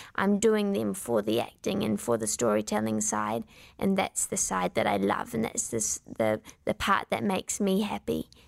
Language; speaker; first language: English; native; English